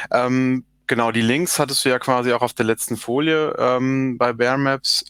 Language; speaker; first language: German; native; German